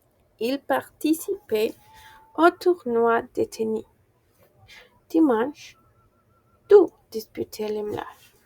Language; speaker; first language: French; non-native, fluent; Spanish